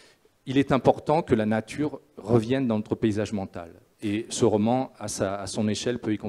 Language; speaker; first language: French; native; French